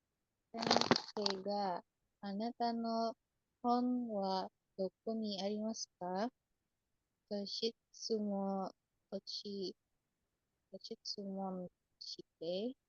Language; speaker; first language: Japanese; non-native, learner; Indonesian